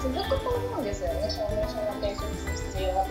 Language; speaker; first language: Japanese; native; Japanese